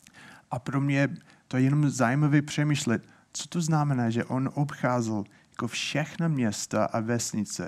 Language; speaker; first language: Czech; non-native, fluent; English